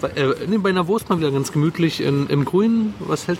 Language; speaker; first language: German; native; German